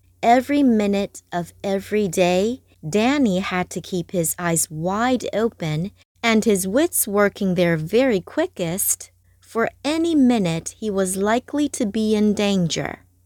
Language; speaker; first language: English; non-native, fluent; Chinese